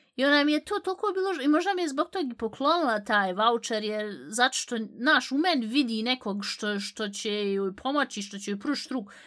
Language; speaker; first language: Bosnian; early bilingual, heritage; Bosnian